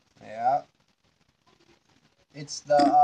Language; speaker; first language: English; native; English